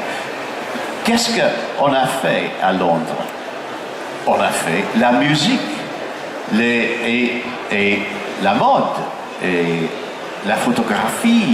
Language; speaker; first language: French; non-native, fluent; English